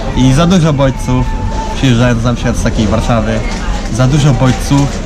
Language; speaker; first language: Polish; native; Polish